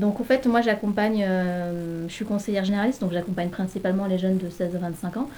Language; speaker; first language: French; native; French